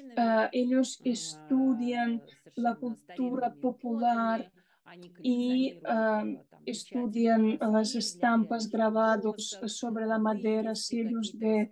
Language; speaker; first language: Spanish; non-native, fluent; Russian